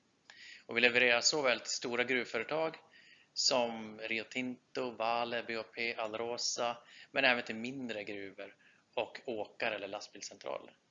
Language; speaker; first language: Swedish; native; Swedish